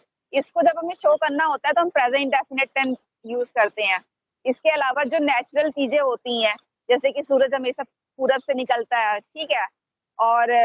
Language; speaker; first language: Hindi; native; Hindi